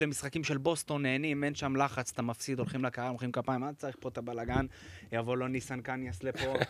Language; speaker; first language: Hebrew; native; Hebrew